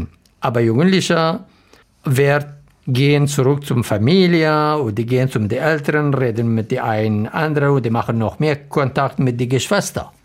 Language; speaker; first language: German; non-native, learner; Arabic